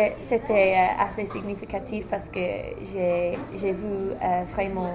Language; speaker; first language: French; non-native, fluent; English